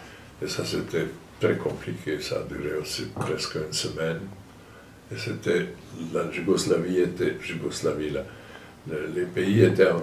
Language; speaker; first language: French; non-native, fluent; German